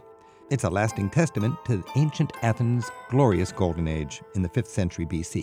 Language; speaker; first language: English; native; English